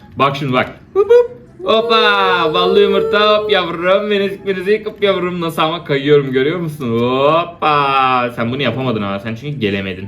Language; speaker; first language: Turkish; native; Turkish